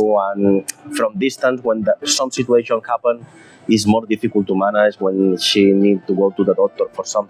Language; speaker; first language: English; non-native, fluent; Spanish